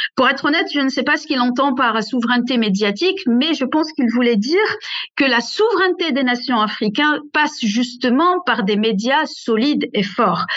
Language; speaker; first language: French; non-native, local second language; Arabic